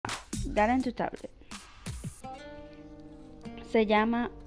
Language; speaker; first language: Spanish; early bilingual, other home language; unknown